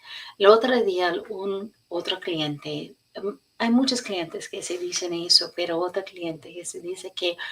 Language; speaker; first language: Spanish; non-native, learner; English